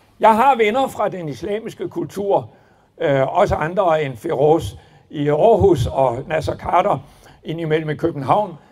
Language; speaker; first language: Danish; native; Danish